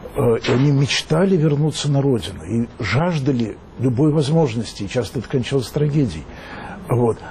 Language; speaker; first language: Russian; native; Russian